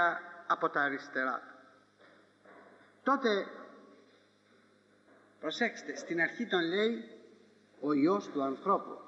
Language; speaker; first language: Greek; native; Greek